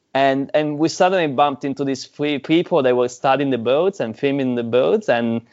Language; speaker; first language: English; non-native, fluent; Italian